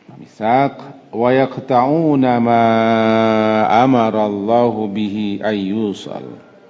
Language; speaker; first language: Malay; non-native, local second language; Minangkabau